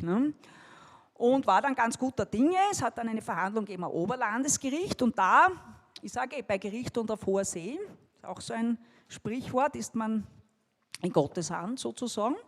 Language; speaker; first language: German; native; German